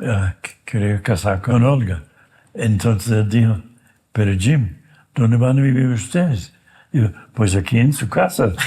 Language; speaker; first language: Spanish; non-native, fluent; English